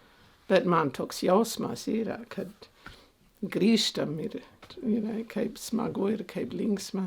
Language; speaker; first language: Lithuanian; early bilingual, heritage; Lithuanian